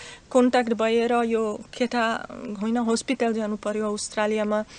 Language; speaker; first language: Nepali; non-native, learner; Slovak